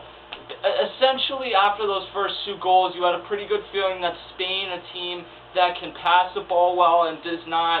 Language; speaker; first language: English; native; English